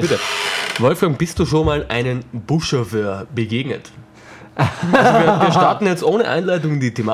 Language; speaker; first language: German; native; German